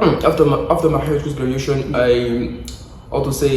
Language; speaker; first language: English; non-native, learner; French